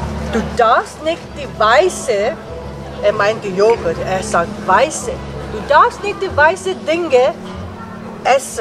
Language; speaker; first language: German; non-native, learner; Tibetan